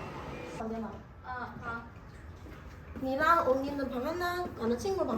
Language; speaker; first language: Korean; non-native, learner; Chinese